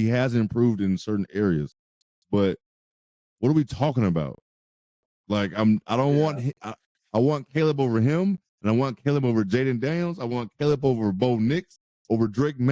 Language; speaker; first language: English; native; English